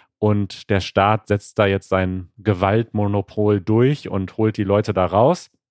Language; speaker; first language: German; native; German